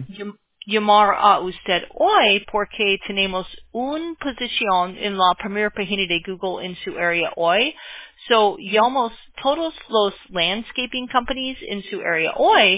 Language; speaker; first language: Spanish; non-native, learner; English